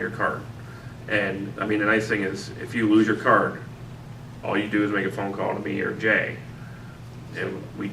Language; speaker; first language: English; native; English